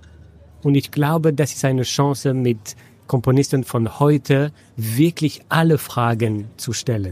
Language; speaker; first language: German; non-native, fluent; French